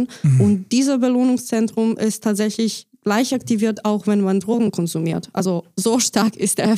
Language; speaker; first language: German; non-native, fluent; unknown